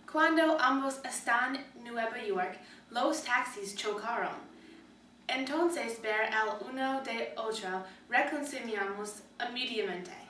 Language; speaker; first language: Spanish; non-native, learner; English